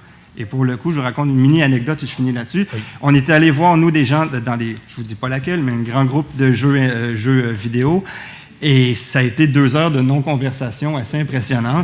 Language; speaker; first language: French; native; French